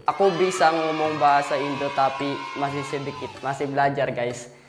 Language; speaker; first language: Indonesian; non-native, learner; Filipino